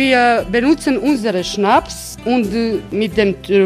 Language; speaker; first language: German; non-native, fluent; Croatian